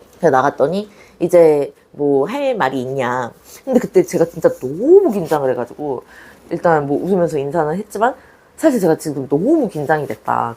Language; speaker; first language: Korean; native; Korean